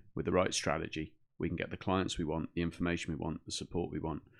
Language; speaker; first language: English; native; English